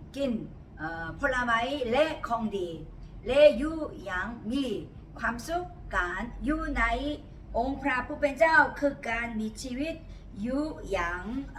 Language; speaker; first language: Thai; non-native, learner; Korean